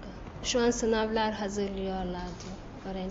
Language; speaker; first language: Turkish; non-native, learner; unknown